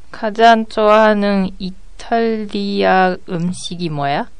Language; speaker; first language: Korean; non-native, learner; Japanese